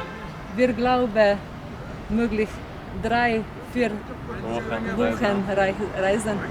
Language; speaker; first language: German; non-native, learner; Slovenian